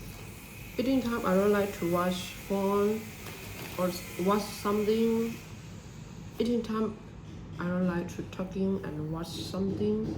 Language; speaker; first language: English; non-native, learner; Burmese